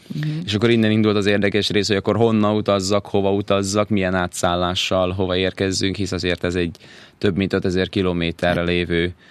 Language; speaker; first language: Hungarian; native; Hungarian